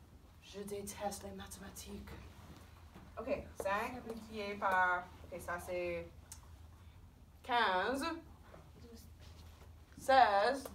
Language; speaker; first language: French; non-native, fluent; English